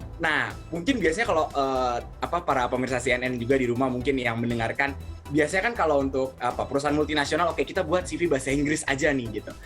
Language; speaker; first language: Indonesian; native; Indonesian